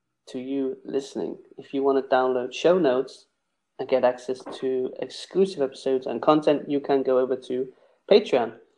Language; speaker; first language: English; native; English